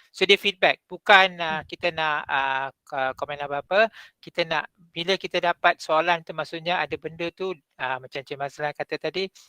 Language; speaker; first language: Malay; non-native, local second language; Tamil